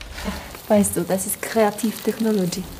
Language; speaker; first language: German; non-native, learner; Polish